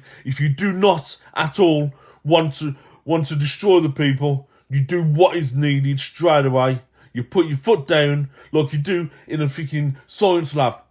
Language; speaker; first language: English; native; English